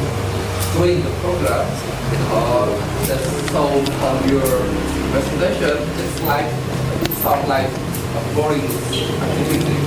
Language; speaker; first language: English; non-native, learner; Indonesian